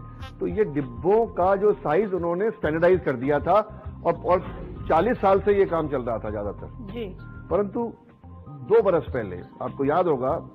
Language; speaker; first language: Hindi; native; Hindi